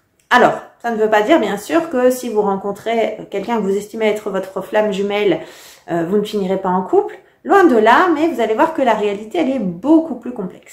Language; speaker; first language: French; native; French